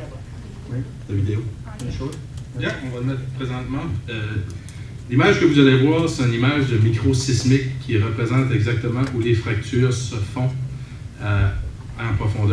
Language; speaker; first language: French; native; French